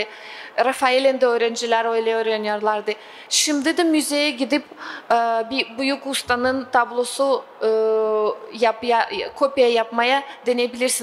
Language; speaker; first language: Turkish; non-native, fluent; Russian